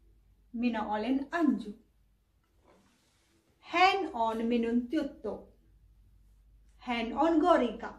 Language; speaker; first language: Finnish; non-native, learner; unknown